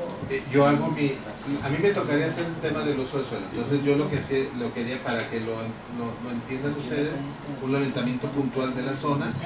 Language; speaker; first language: Spanish; native; Spanish